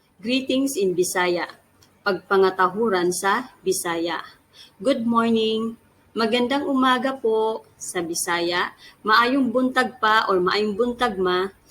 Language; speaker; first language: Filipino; non-native, local second language; Cebuano